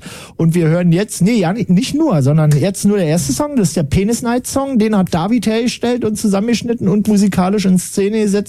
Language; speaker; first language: German; native; German